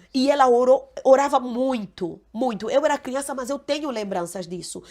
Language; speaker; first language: Portuguese; non-native, local second language; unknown